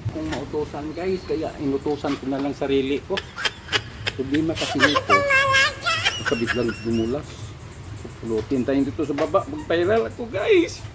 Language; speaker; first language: Filipino; non-native, local second language; Cebuano